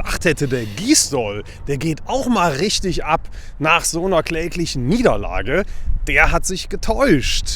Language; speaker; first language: German; native; German